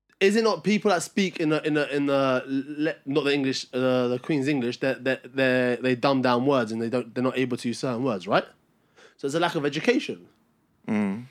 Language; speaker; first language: English; early bilingual, other home language; Albanian